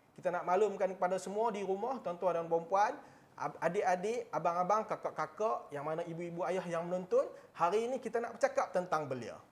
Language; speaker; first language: Malay; native; Malay